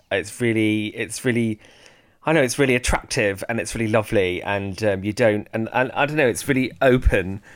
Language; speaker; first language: English; native; English